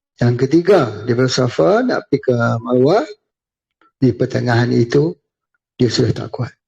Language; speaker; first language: Malay; native; Malay